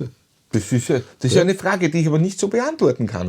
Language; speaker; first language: German; native; German